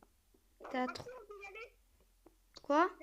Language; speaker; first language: French; native; French